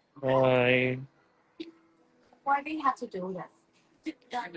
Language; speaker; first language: English; non-native, learner; Thai